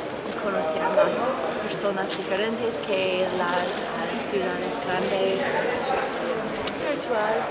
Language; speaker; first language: Spanish; non-native, fluent; English